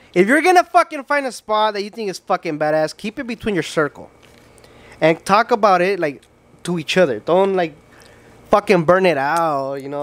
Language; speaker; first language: English; early bilingual, other home language; Spanish